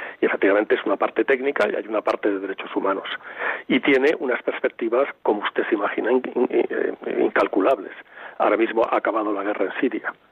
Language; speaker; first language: Spanish; native; Spanish